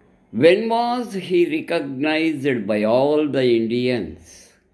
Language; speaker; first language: English; non-native, local second language; Telugu